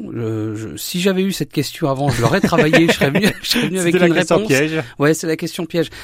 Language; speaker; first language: French; native; French